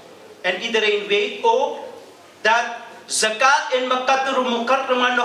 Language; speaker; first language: Dutch; early bilingual, other home language; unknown